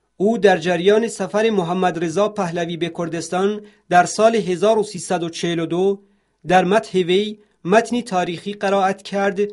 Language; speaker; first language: Persian; non-native, local second language; Central Kurdish